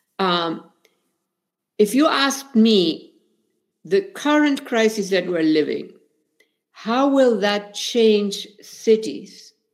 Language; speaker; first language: English; non-native, fluent; Spanish